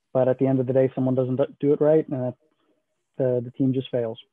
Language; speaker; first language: English; native; English